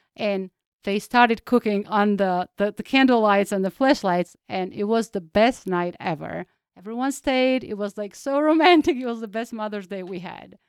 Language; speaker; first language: English; non-native, fluent; Georgian